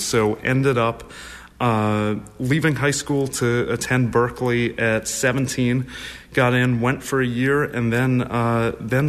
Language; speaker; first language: English; native; English